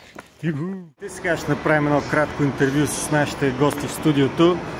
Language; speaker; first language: Bulgarian; native; Bulgarian